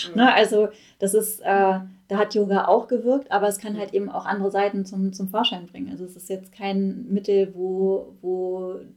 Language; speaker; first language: German; native; German